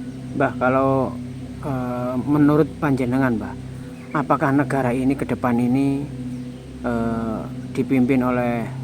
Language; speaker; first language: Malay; non-native, local second language; Javanese